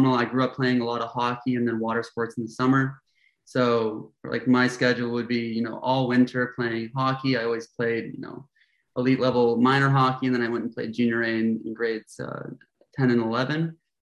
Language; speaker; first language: English; native; English